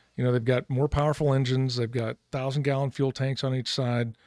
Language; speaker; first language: English; native; English